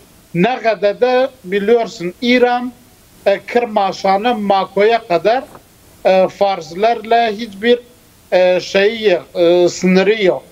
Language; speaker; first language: Turkish; non-native, fluent; Kurdish